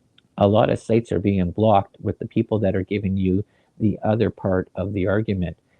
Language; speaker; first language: English; native; English